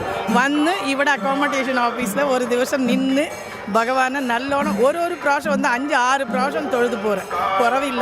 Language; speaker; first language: Malayalam; non-native, learner; Tamil